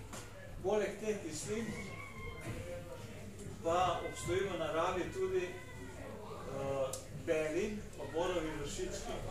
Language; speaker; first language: Slovenian; native; Slovenian